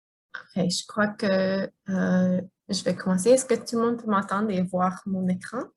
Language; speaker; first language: French; non-native, fluent; English